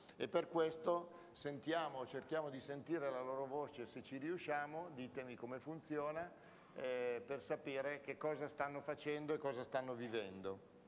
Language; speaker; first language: Italian; native; Italian